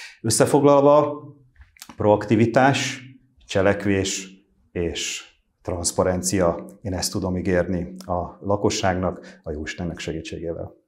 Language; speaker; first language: Hungarian; native; Hungarian